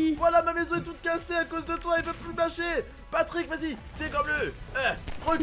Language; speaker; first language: French; native; French